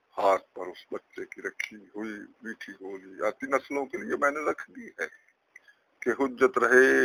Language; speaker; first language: Urdu; non-native, local second language; Punjabi